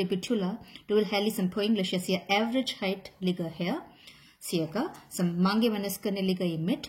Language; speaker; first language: Danish; non-native, learner; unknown